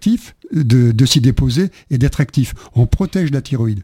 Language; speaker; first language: French; native; French